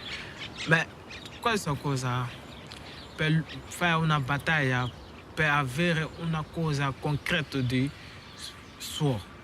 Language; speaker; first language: Italian; non-native, learner; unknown